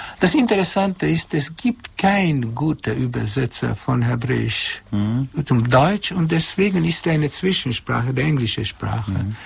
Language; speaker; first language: German; non-native, learner; Hungarian